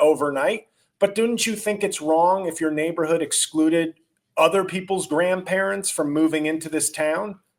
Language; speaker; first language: English; native; English